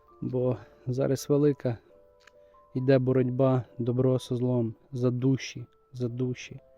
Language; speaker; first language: Ukrainian; native; Ukrainian